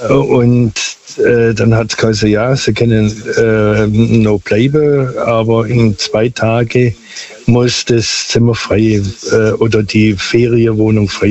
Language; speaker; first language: German; non-native, local second language; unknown